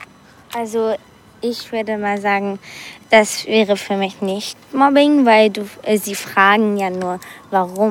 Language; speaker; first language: German; early bilingual, other home language; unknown